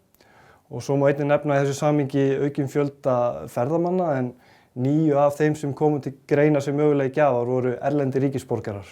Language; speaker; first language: Icelandic; native; Icelandic